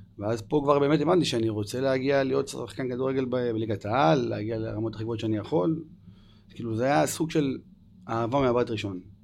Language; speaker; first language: Hebrew; early bilingual, other home language; English